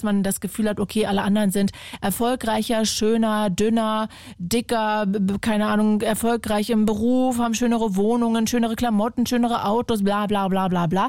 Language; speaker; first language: German; native; German